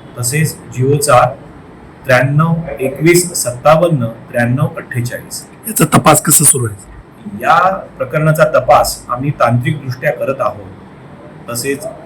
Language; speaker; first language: Marathi; native; Marathi